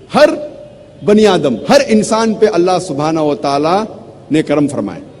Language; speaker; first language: Urdu; non-native, local second language; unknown